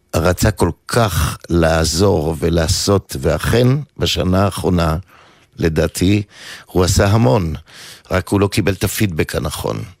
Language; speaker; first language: Hebrew; native; Hebrew